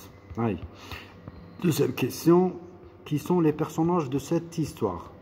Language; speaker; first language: French; non-native, local second language; Arabic